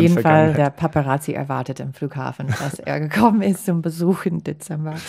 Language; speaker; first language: German; non-native, fluent; English